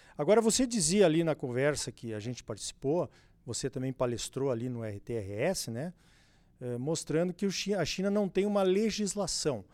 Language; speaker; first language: Portuguese; native; Portuguese